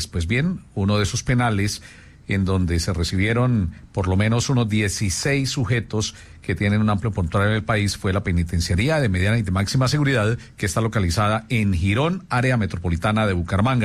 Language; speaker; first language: Spanish; native; Spanish